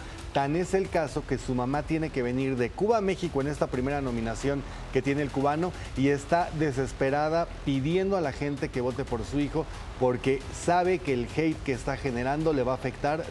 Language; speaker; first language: Spanish; native; Spanish